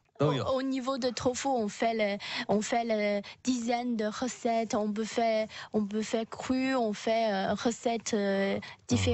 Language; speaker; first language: French; non-native, learner; Chinese